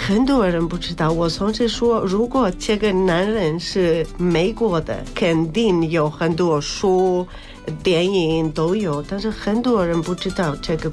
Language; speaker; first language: Chinese; non-native, learner; Spanish